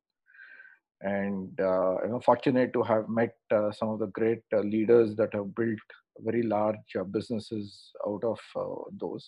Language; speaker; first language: English; non-native, local second language; Kannada